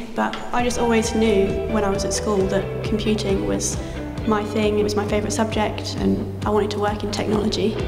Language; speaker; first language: English; native; English